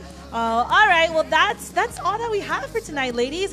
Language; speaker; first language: English; early bilingual, other home language; Spanish